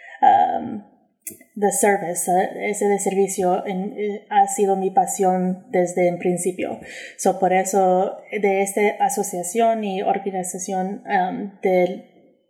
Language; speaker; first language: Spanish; early bilingual, heritage; English